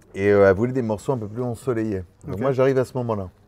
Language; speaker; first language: French; native; French